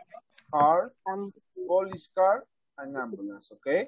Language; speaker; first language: English; non-native, learner; Spanish